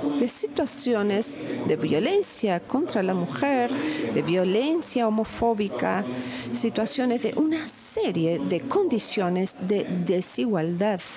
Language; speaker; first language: Spanish; non-native, fluent; Portuguese